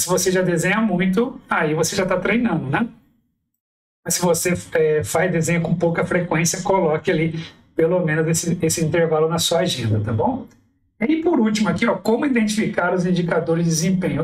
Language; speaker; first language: Portuguese; native; Portuguese